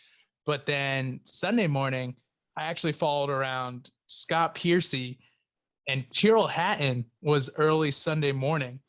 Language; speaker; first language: English; native; English